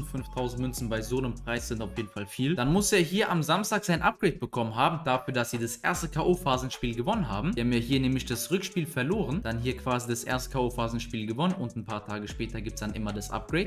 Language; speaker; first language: German; native; German